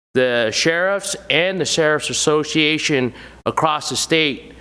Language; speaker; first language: English; native; English